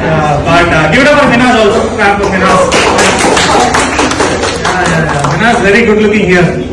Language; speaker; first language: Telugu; native; Telugu